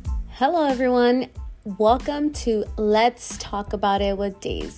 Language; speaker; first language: English; early bilingual, other home language; Spanish